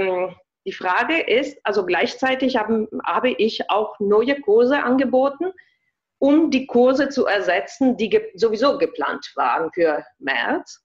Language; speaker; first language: German; non-native, fluent; Italian